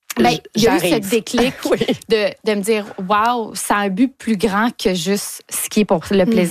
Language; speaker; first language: French; native; French